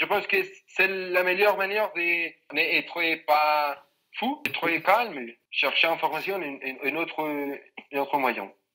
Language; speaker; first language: French; non-native, learner; Spanish